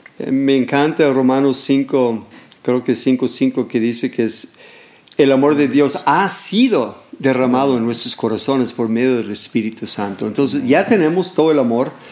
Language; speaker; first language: Spanish; non-native, fluent; English